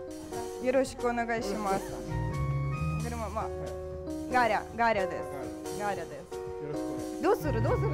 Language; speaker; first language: Japanese; non-native, learner; Russian